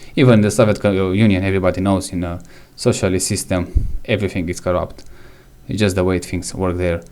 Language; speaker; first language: English; non-native, fluent; Romanian